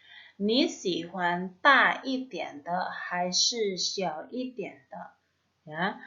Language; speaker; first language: Chinese; non-native, fluent; Indonesian